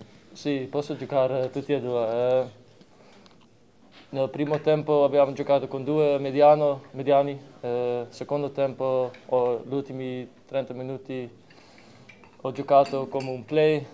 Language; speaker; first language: Italian; non-native, learner; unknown